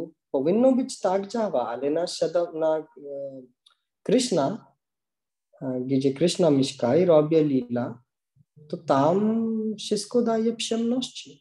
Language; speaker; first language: Polish; non-native, learner; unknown